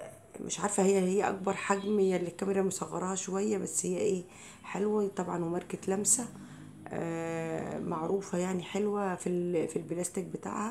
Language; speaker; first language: Arabic; native; Arabic